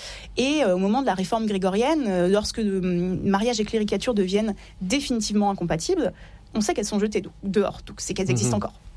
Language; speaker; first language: French; native; French